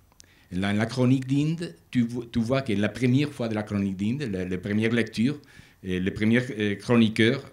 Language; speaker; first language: French; non-native, learner; Spanish